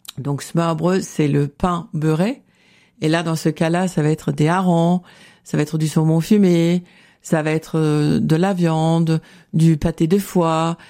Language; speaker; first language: French; non-native, fluent; Danish